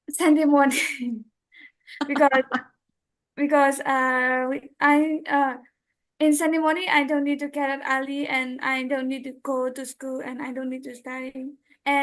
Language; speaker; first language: English; non-native, learner; Burmese